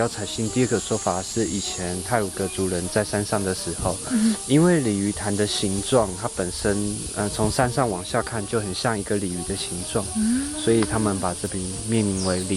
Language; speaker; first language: Chinese; native; Chinese